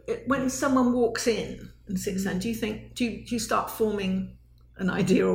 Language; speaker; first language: English; native; English